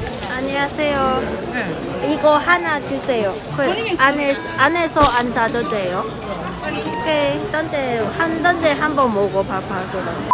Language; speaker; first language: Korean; non-native, learner; Cantonese